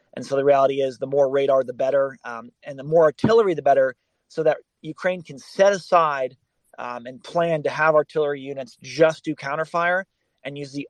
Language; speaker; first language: English; native; English